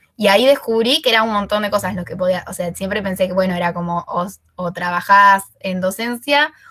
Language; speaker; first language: Spanish; native; Spanish